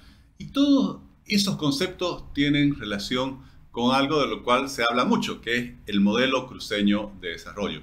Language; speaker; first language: Spanish; native; Spanish